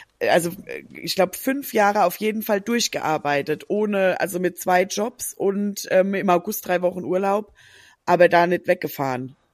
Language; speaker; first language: German; native; German